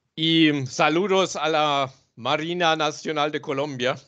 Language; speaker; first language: Spanish; non-native, fluent; German